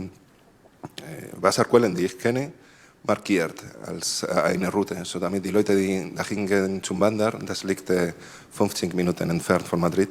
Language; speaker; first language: German; non-native, learner; Spanish